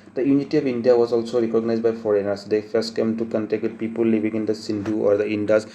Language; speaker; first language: English; non-native, local second language; Assamese